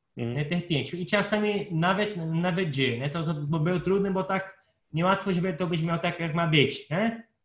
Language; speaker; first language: Polish; non-native, fluent; Portuguese